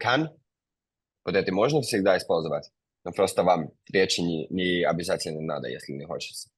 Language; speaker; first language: Russian; non-native, fluent; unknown